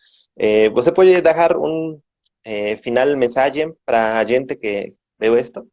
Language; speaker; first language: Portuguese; non-native, learner; Spanish